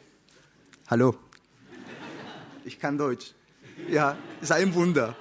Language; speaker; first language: German; non-native, learner; Spanish